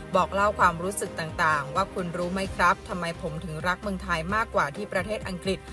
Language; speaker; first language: Thai; native; Thai